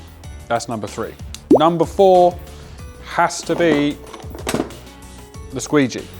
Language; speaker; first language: English; native; English